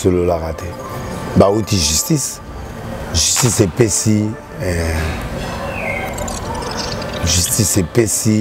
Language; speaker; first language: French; non-native, local second language; Lingala